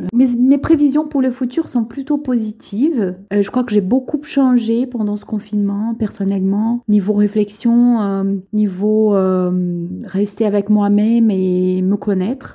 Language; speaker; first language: French; non-native, local second language; Portuguese